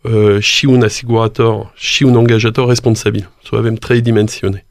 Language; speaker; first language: Romanian; non-native, learner; French